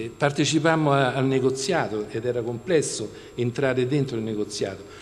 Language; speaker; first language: Italian; native; Italian